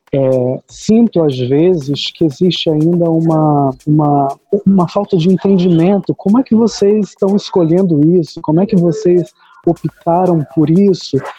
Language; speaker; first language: Portuguese; native; Portuguese